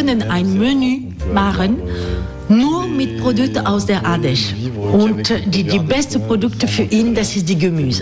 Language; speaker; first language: German; non-native, learner; French